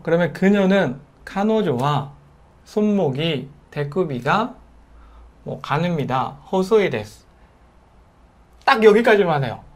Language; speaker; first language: Korean; native; Korean